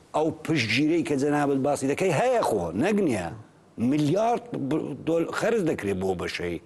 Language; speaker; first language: Central Kurdish; native; Central Kurdish